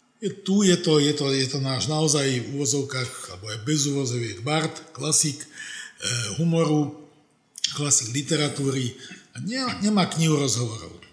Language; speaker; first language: Slovak; native; Slovak